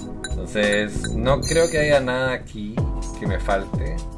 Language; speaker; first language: Spanish; native; Spanish